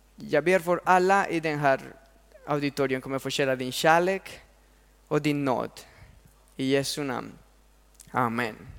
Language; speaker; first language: Swedish; non-native, fluent; Spanish